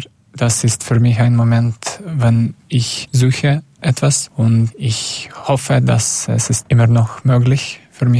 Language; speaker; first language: German; non-native, learner; Russian